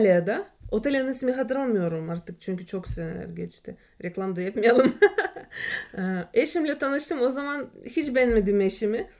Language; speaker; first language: Turkish; non-native, fluent; Russian